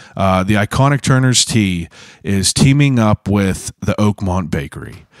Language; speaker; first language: English; native; English